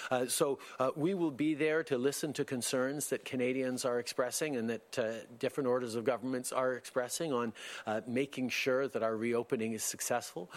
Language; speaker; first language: English; early bilingual, other home language; French